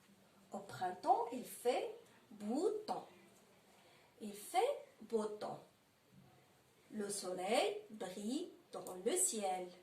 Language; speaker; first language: French; non-native, local second language; Arabic